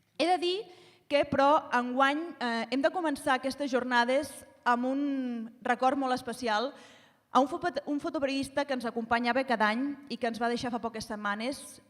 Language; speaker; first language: Catalan; native; Catalan